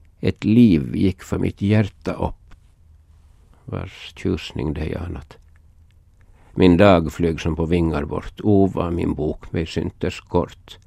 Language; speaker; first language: Swedish; native; Swedish